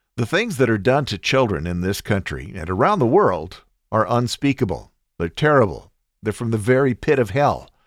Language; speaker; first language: English; native; English